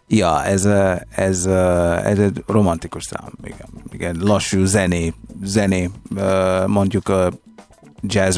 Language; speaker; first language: Hungarian; non-native, fluent; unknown